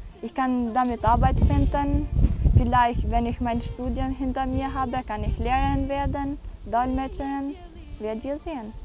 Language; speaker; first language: German; non-native, fluent; Albanian